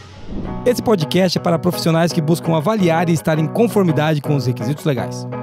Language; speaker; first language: Portuguese; native; Portuguese